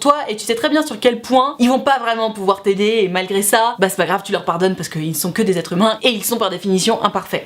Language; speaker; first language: French; native; French